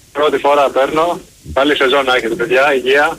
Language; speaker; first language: Greek; native; Greek